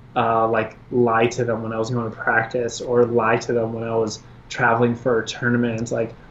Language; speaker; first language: English; early bilingual, other home language; Albanian